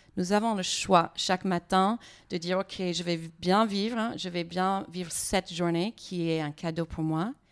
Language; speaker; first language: French; non-native, fluent; English